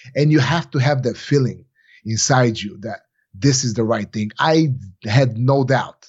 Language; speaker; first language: English; non-native, fluent; Bulgarian